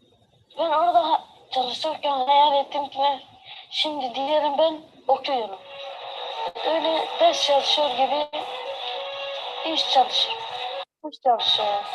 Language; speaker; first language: Turkish; early bilingual, other home language; Arabic